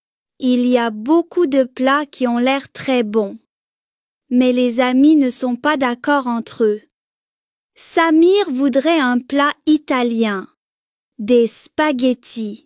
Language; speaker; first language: French; non-native, local second language; Arabic